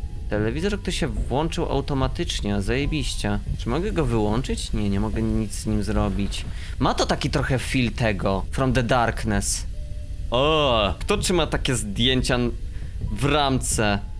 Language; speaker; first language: Polish; native; Polish